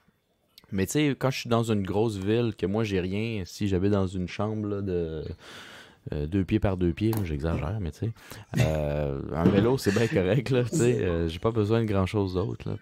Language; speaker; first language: French; native; French